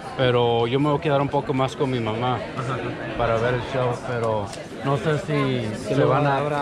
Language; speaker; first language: Spanish; early bilingual, heritage; Spanish